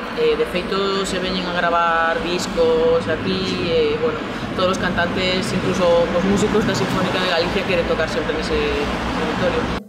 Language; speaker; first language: Galician; non-native, local second language; Spanish